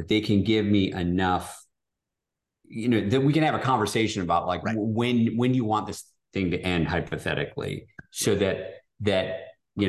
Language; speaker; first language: English; native; English